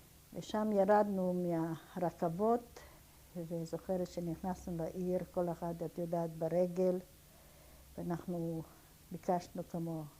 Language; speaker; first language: Hebrew; non-native, fluent; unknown